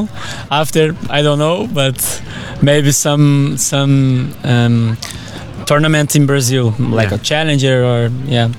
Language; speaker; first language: English; non-native, fluent; Portuguese